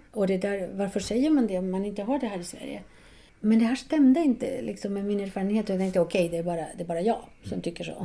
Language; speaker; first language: Swedish; non-native, fluent; Spanish